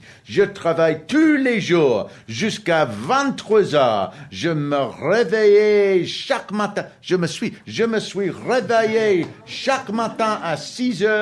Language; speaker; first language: French; non-native, learner; English